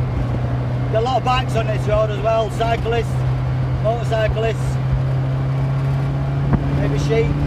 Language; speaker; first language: English; native; English